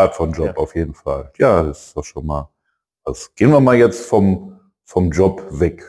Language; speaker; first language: German; native; German